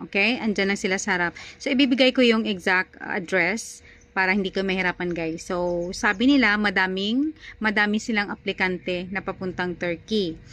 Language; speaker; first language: Filipino; non-native, local second language; Hiligaynon